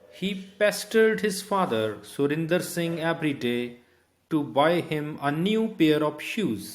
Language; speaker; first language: English; non-native, local second language; Punjabi